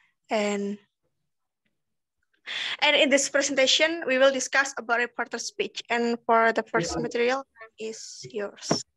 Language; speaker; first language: English; non-native, learner; Indonesian